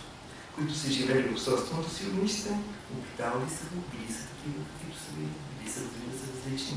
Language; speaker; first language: Bulgarian; native; Bulgarian